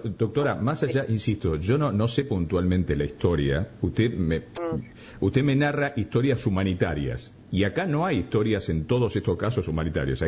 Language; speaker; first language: Spanish; native; Spanish